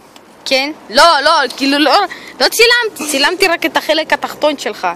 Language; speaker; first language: Hebrew; native; Hebrew